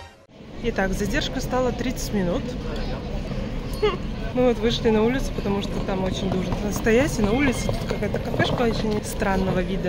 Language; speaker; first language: Russian; native; Russian